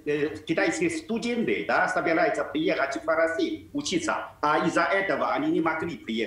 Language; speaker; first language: Russian; non-native, fluent; Chinese